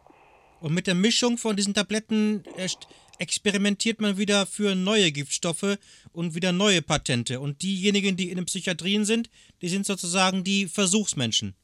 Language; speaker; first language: German; native; German